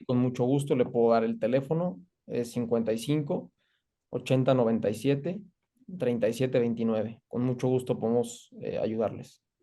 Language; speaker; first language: Spanish; native; Spanish